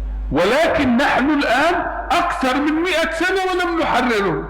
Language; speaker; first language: Arabic; native; Arabic